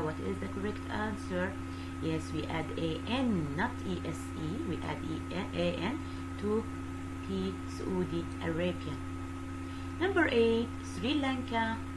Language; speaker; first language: English; non-native, fluent; Arabic